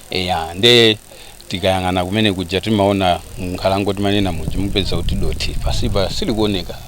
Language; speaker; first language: Nyanja; native; Nyanja